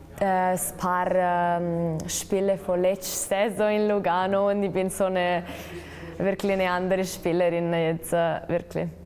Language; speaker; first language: German; non-native, local second language; Italian